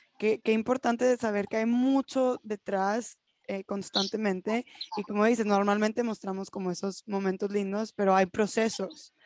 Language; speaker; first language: Spanish; native; Spanish